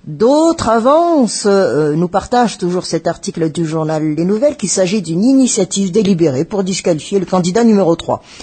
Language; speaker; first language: French; non-native, local second language; Malagasy